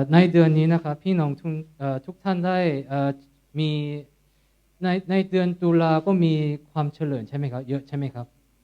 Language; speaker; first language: Thai; non-native, fluent; Korean